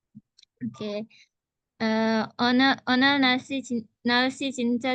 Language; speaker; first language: Korean; non-native, learner; Indonesian